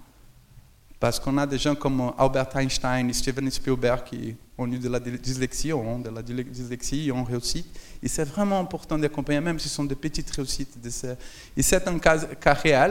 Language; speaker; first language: French; non-native, fluent; Portuguese